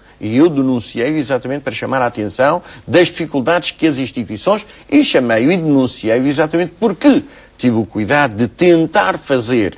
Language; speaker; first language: Portuguese; native; Portuguese